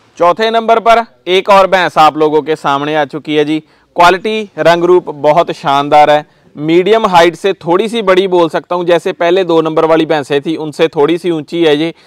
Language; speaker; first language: Hindi; non-native, local second language; Punjabi